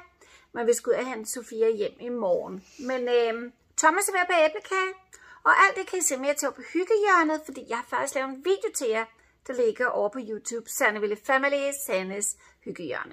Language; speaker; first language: Danish; native; Danish